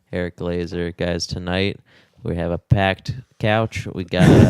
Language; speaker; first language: English; native; English